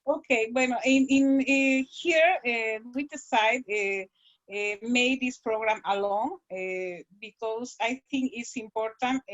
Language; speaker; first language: English; non-native, learner; Spanish